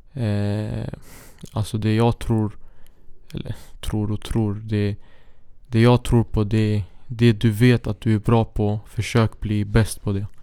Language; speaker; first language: Swedish; early bilingual, other home language; Syriac